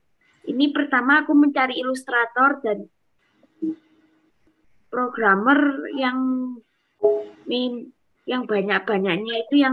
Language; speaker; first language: Indonesian; non-native, local second language; English